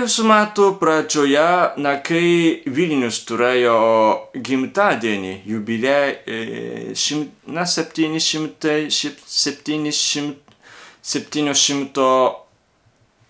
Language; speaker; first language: Lithuanian; non-native, learner; Japanese